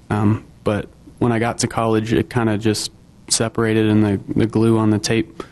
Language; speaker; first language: English; native; English